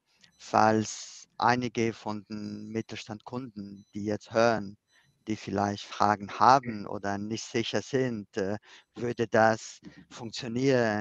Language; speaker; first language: German; non-native, fluent; Spanish